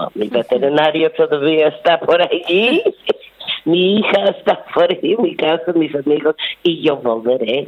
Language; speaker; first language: Spanish; non-native, fluent; English